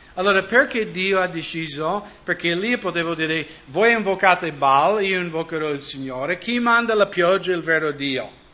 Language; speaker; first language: Italian; non-native, fluent; English